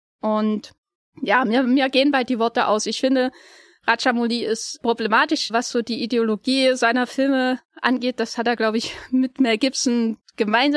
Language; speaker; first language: German; native; German